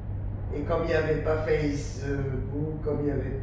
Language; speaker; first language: French; native; French